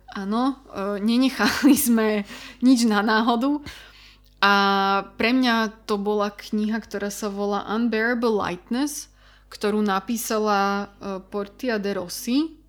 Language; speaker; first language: Slovak; native; Slovak